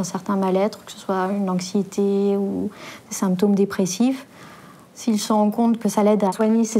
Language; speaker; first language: French; native; French